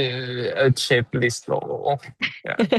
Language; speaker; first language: English; non-native, learner; Chinese